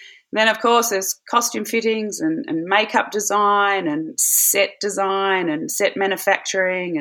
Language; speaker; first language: English; native; English